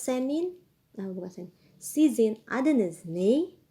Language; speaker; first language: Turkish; non-native, fluent; Indonesian